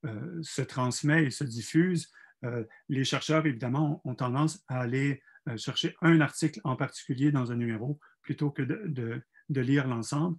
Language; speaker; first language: French; native; French